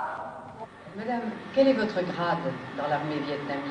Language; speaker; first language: French; native; French